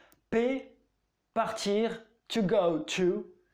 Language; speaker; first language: English; non-native, fluent; French